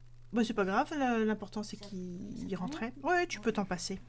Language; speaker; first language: French; native; French